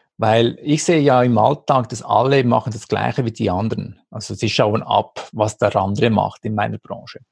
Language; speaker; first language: German; early bilingual, other home language; Greek